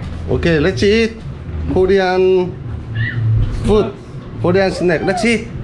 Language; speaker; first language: English; non-native, learner; Korean